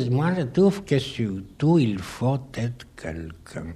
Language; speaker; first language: French; non-native, fluent; Polish